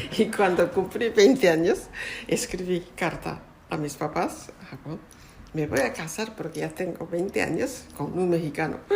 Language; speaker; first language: Spanish; non-native, fluent; Japanese